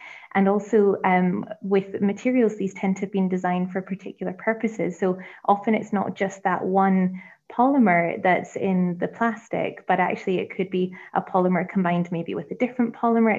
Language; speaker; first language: English; native; English